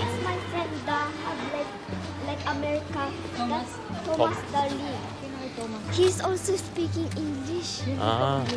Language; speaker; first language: English; non-native, learner; Korean